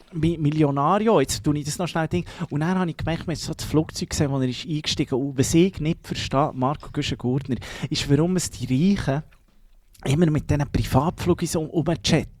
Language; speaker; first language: German; native; German